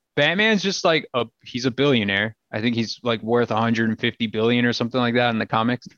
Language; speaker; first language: English; native; English